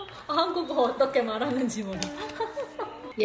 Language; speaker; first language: Korean; non-native, learner; Indonesian